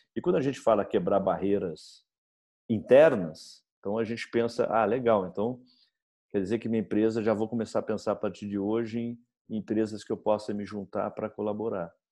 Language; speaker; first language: Portuguese; native; Portuguese